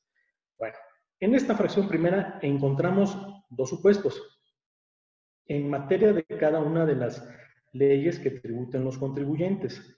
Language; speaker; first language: Spanish; native; Spanish